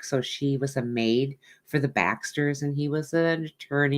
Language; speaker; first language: English; native; English